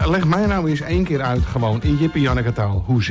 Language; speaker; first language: Dutch; native; Dutch